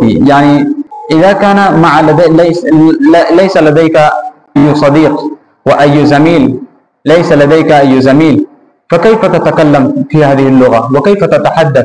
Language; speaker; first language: Arabic; non-native, fluent; Urdu